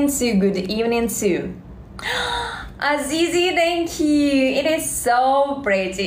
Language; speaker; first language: English; non-native, learner; Russian